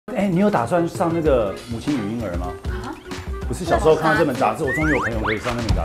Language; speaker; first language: Chinese; native; Chinese